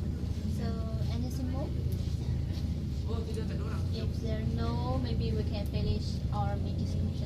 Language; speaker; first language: English; non-native, learner; Chinese